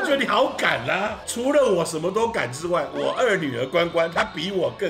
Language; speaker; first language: Chinese; native; Chinese